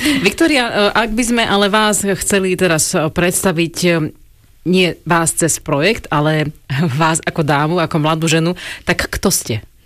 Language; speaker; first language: Slovak; native; Slovak